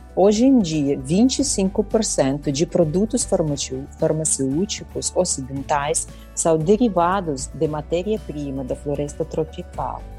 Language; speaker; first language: Portuguese; non-native, fluent; Russian